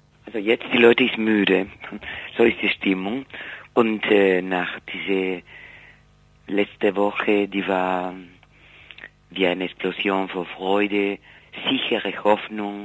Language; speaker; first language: German; non-native, fluent; Spanish